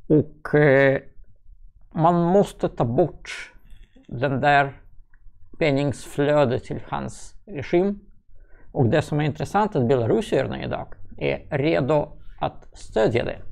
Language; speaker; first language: Swedish; non-native, fluent; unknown